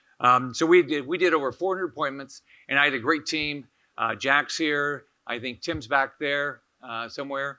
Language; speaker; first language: English; native; English